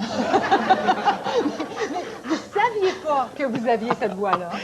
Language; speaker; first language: French; native; French